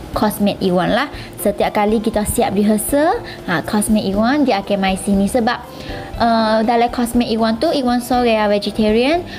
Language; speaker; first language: Malay; non-native, local second language; Chinese